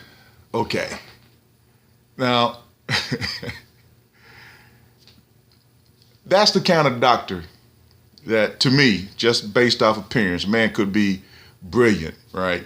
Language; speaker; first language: English; native; English